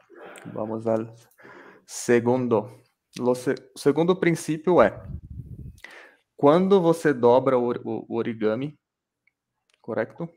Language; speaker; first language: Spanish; non-native, local second language; Portuguese